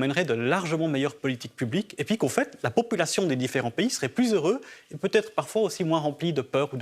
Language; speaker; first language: French; native; French